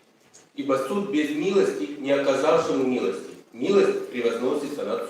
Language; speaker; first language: Russian; native; Russian